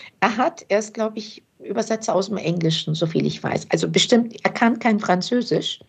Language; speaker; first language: German; early bilingual, other home language; Turkish